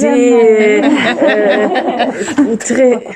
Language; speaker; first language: French; non-native, learner; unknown